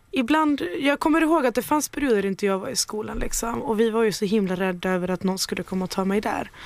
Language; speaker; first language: Swedish; early bilingual, other home language; Spanish